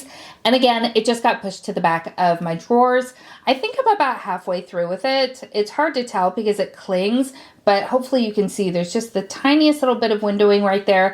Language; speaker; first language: English; native; English